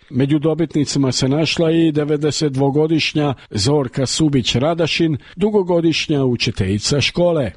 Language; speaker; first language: Serbian; early bilingual, heritage; Serbian